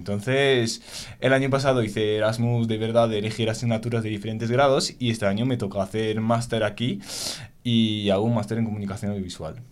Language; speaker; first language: Spanish; non-native, fluent; French